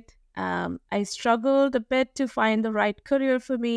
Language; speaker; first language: English; non-native, local second language; Hindi